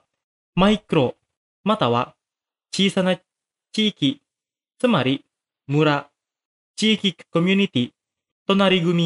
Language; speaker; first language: Japanese; non-native, fluent; Indonesian